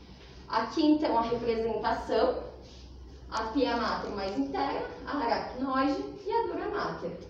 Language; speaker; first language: Portuguese; native; Portuguese